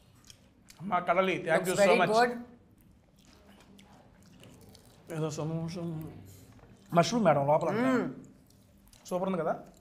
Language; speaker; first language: Telugu; native; Telugu